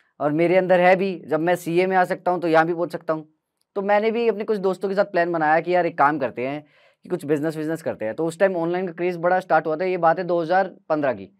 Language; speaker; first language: Hindi; native; Hindi